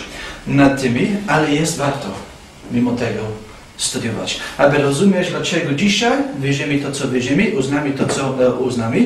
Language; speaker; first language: Polish; non-native, fluent; English